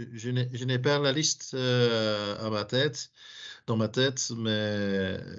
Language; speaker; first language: French; non-native, local second language; Dutch